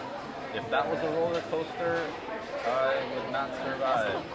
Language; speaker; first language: English; native; English